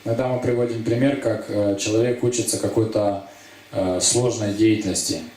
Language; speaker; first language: Russian; native; Russian